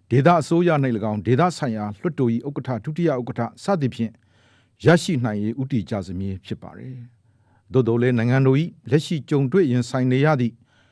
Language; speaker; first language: Burmese; native; Burmese